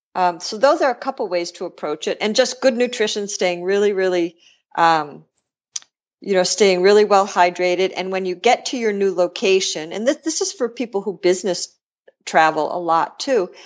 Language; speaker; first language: English; native; English